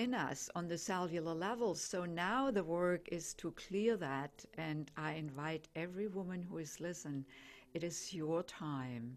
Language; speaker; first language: English; non-native, fluent; German